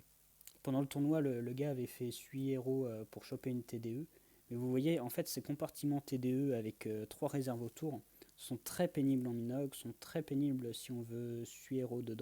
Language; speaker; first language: French; native; French